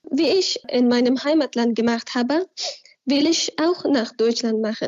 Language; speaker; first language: German; non-native, learner; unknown